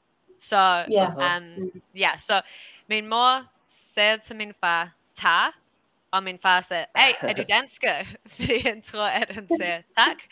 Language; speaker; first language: Danish; early bilingual, heritage; English